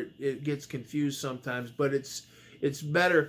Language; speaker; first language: English; native; English